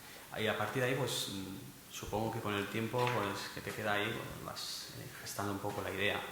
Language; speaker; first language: Spanish; native; Spanish